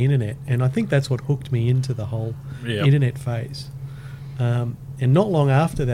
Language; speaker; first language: English; native; English